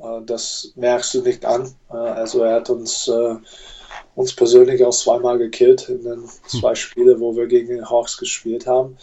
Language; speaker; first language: German; non-native, fluent; English